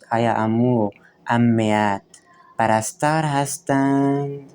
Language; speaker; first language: Persian; non-native, fluent; Urdu